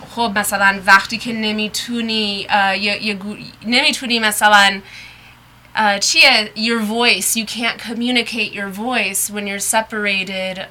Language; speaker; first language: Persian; early bilingual, heritage; Persian